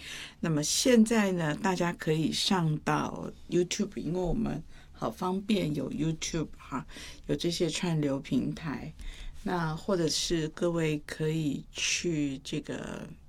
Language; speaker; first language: Chinese; native; Chinese